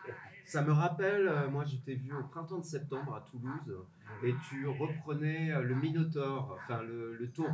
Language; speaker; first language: French; native; French